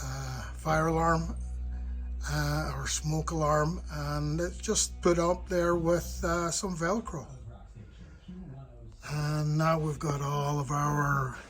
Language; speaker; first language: English; native; English